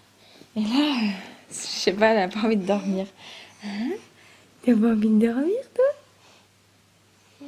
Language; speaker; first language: French; native; French